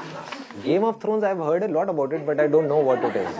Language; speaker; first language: English; non-native, local second language; Hindi